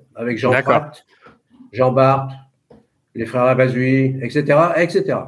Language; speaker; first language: French; native; French